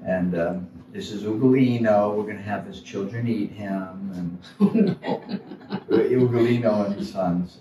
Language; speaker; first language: English; native; English